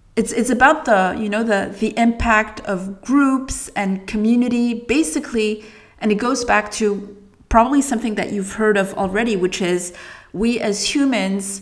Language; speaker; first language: English; non-native, fluent; French